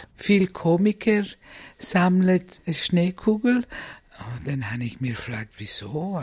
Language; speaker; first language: German; non-native, fluent; Italian